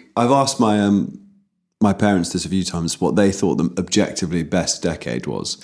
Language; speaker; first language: English; native; English